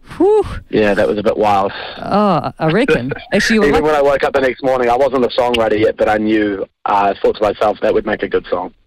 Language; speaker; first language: English; native; English